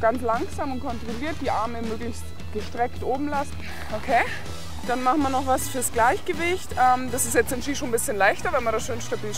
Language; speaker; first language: German; native; German